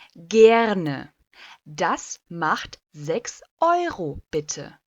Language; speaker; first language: German; non-native, fluent; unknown